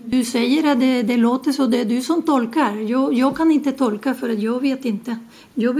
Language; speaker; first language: Swedish; non-native, learner; Spanish